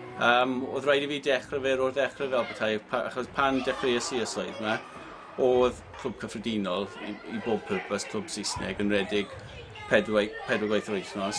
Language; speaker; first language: Welsh; native; Welsh